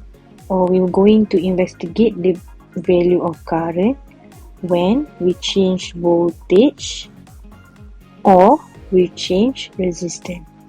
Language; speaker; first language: English; non-native, local second language; Malay